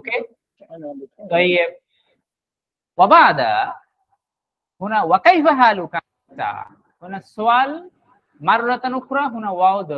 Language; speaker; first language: Arabic; non-native, fluent; Bangla